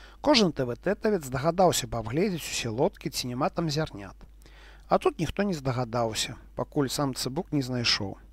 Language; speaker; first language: Belarusian; non-native, local second language; Russian